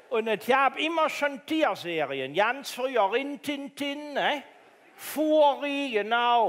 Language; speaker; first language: German; native; German